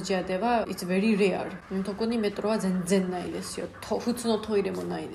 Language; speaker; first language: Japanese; non-native, learner; Georgian